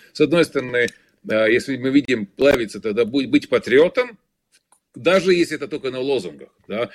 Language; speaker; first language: Russian; non-native, local second language; Latvian